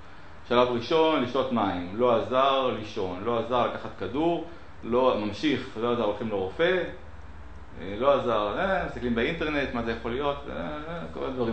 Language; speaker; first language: Hebrew; native; Hebrew